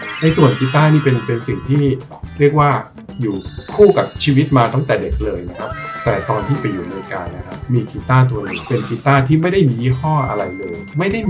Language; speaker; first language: Thai; early bilingual, heritage; Thai